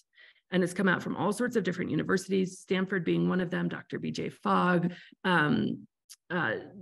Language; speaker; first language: English; native; English